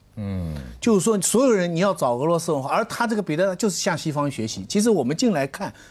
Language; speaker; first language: Chinese; native; Chinese